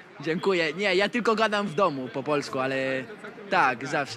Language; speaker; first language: Polish; early bilingual, heritage; Spanish